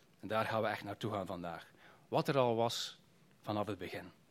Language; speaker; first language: Dutch; native; Dutch